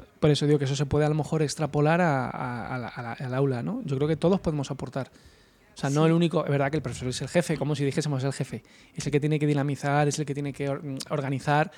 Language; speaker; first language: Spanish; native; Spanish